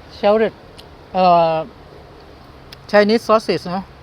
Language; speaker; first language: English; non-native, learner; Thai